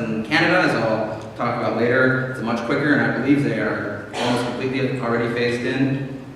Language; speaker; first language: English; native; English